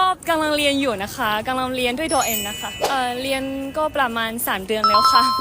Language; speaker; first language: Thai; non-native, learner; Chinese